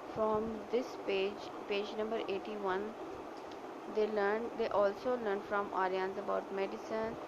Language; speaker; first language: English; non-native, local second language; Urdu